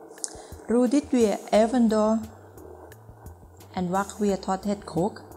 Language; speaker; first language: Dutch; non-native, learner; Thai